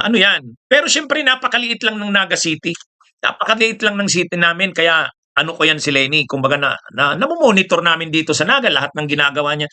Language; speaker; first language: Filipino; non-native, local second language; Bikol